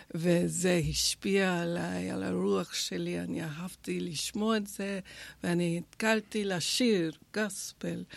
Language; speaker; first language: Hebrew; non-native, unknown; English